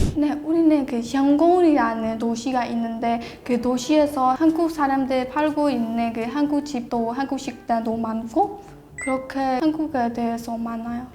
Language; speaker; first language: Korean; non-native, fluent; Burmese